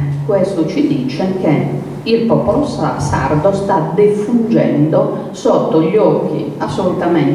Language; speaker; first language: Italian; native; Italian